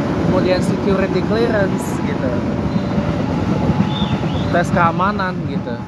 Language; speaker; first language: Indonesian; native; Indonesian